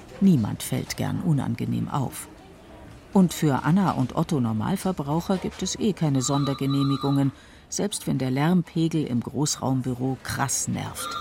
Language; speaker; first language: German; native; German